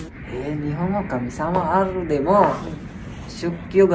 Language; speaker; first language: Japanese; non-native, learner; Indonesian